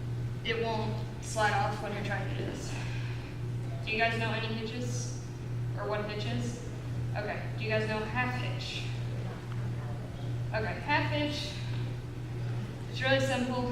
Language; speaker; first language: English; native; English